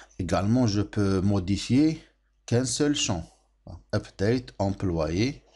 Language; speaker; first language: French; non-native, local second language; Arabic